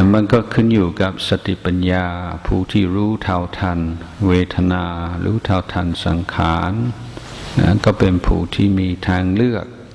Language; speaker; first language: Thai; non-native, fluent; English